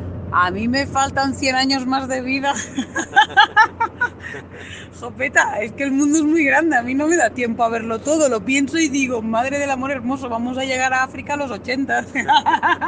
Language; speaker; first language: Spanish; native; Spanish